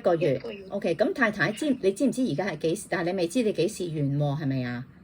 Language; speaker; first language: Cantonese; native; Cantonese